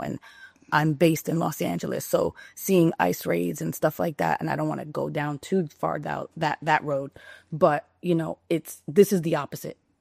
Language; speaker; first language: English; early bilingual, other home language; Spanish